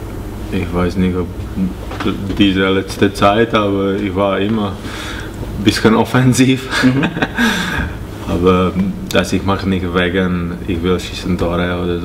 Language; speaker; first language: German; non-native, learner; Czech